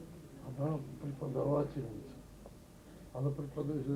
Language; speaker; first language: Russian; non-native, local second language; Georgian